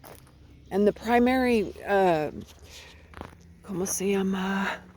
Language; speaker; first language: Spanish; non-native, learner; English